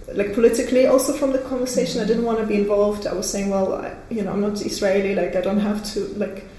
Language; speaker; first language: English; non-native, fluent; Russian